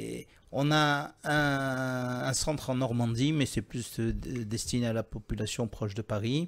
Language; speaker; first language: French; native; French